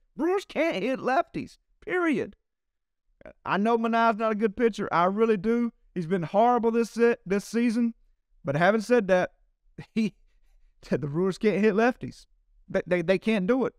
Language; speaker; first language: English; native; English